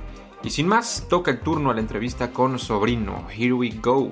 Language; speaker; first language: Spanish; native; Spanish